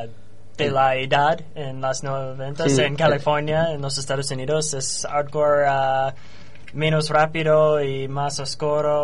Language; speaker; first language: Spanish; non-native, learner; English